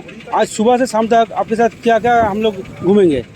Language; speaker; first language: Hindi; non-native, local second language; Bangla